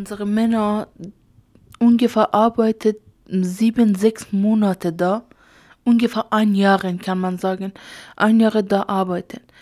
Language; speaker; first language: German; non-native, learner; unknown